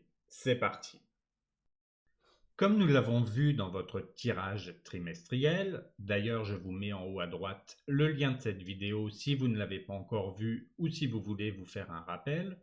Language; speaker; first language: French; native; French